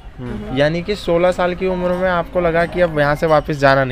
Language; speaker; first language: Hindi; native; Hindi